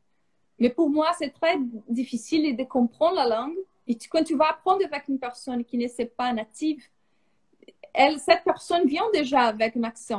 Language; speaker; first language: French; non-native, fluent; Portuguese